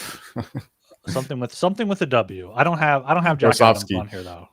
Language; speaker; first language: English; native; English